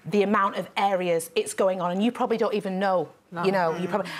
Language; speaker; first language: English; native; English